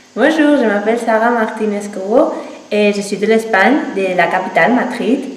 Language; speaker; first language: French; non-native, fluent; Spanish